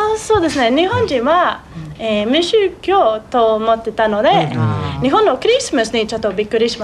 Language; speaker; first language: Japanese; non-native, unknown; Swedish